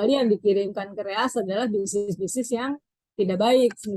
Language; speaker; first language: Indonesian; native; Indonesian